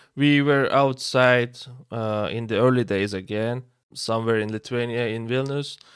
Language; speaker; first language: English; non-native, fluent; Turkish